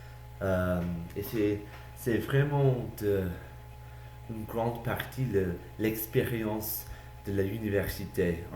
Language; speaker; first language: French; non-native, learner; English